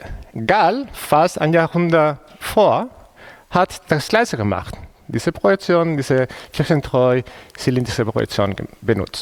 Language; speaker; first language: German; non-native, fluent; Spanish